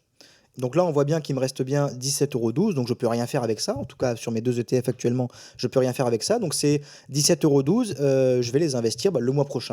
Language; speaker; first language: French; native; French